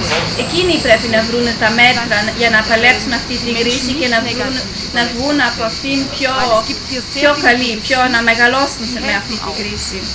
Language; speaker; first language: Greek; early bilingual, heritage; Greek